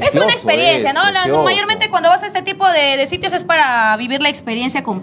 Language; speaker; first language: Spanish; native; Spanish